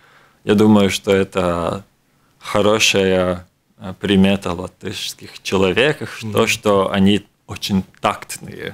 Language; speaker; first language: Russian; non-native, local second language; Latvian